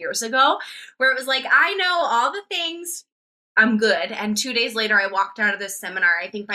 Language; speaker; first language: English; native; English